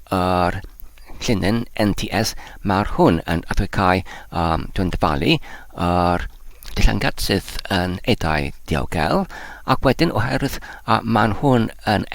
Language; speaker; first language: Welsh; non-native, learner; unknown